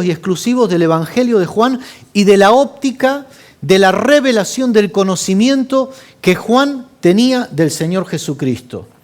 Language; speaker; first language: Spanish; native; Spanish